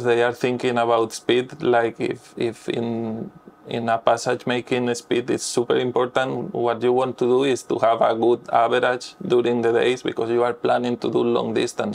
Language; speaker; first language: English; non-native, fluent; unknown